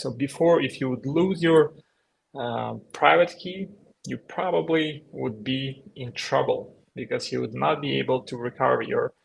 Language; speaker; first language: English; non-native, fluent; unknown